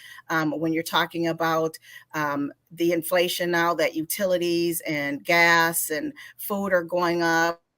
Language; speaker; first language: English; native; English